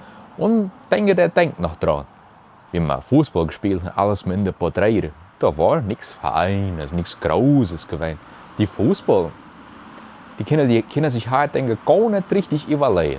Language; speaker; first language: German; early bilingual, heritage; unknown